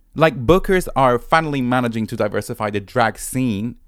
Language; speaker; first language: English; non-native, fluent; Italian